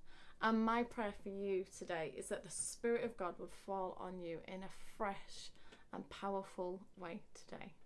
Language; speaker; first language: English; native; English